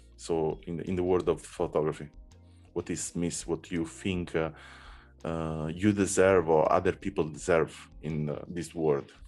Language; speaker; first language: English; non-native, learner; Italian